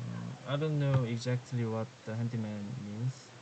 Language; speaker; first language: English; non-native, learner; Korean